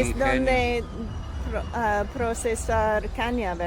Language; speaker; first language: Spanish; non-native, learner; English